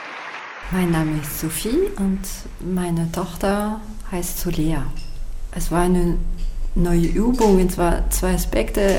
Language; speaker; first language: German; non-native, fluent; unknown